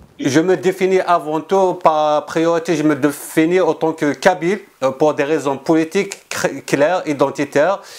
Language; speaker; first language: French; non-native, local second language; Kabyle